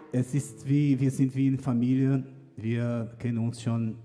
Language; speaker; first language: German; non-native, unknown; Portuguese